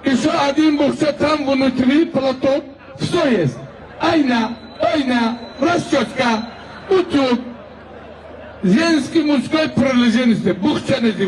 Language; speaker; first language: Russian; non-native, learner; Tajik